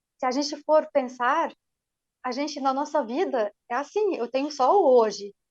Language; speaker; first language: Portuguese; non-native, fluent; Arabic